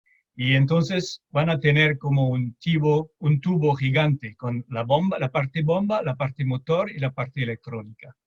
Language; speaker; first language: Spanish; non-native, fluent; French